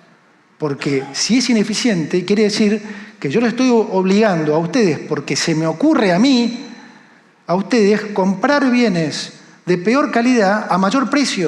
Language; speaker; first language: Spanish; native; Spanish